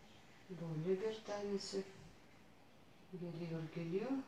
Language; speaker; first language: Turkish; non-native, learner; Russian